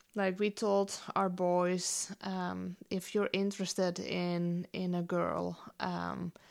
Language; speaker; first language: English; non-native, fluent; Dutch